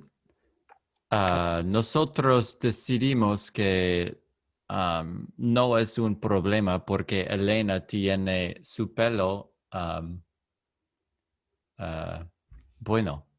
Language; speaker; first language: Spanish; non-native, learner; English